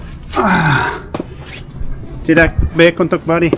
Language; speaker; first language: Indonesian; non-native, learner; English